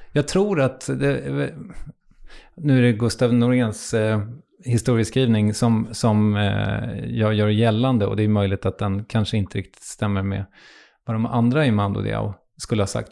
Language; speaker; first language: Swedish; native; Swedish